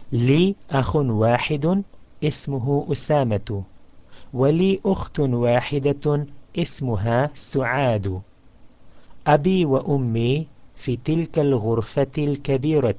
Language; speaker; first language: Arabic; non-native, fluent; English